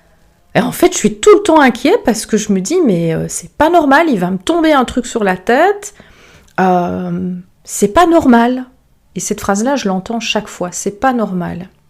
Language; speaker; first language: French; native; French